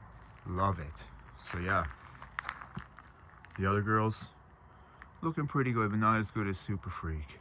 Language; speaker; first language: English; native; English